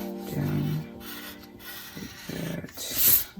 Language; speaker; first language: English; native; English